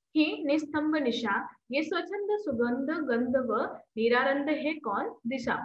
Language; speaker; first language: Hindi; non-native, local second language; Marathi